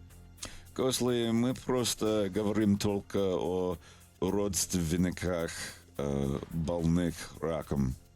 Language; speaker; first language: Russian; non-native, learner; English